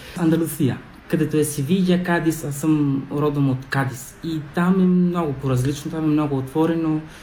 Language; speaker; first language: Bulgarian; non-native, fluent; Spanish